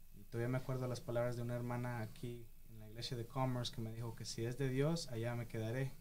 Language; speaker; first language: Spanish; early bilingual, heritage; Spanish